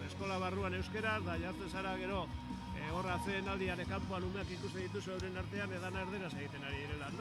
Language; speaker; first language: Basque; native; Basque